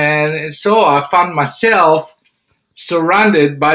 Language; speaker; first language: English; non-native, fluent; Italian